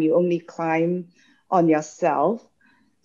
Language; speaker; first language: English; non-native, local second language; Cantonese